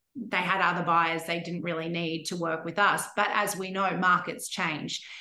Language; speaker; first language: English; native; English